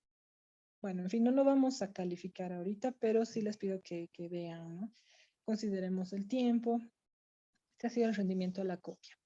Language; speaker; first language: Spanish; native; Spanish